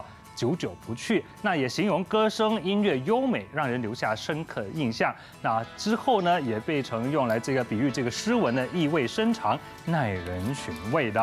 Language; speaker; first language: Chinese; native; Chinese